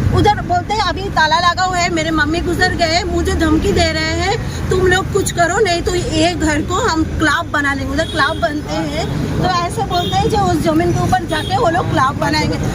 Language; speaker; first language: Hindi; non-native, local second language; Bangla